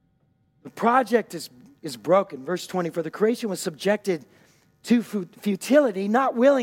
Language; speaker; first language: English; native; English